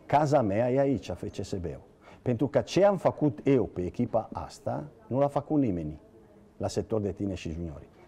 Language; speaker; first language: Romanian; non-native, fluent; Italian